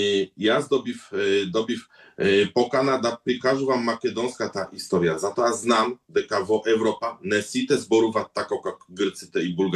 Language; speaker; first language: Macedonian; early bilingual, heritage; Macedonian